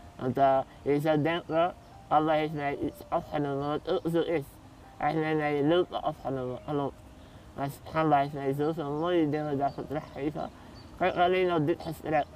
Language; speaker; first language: Dutch; early bilingual, other home language; Arabic